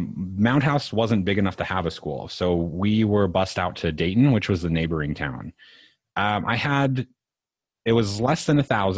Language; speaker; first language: English; native; English